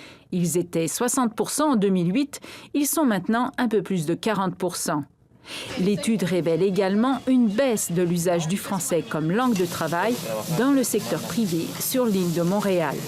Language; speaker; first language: French; native; French